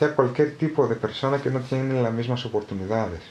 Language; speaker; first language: Spanish; non-native, fluent; Greek